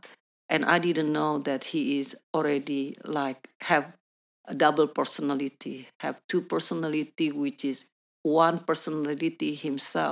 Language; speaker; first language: English; non-native, learner; Indonesian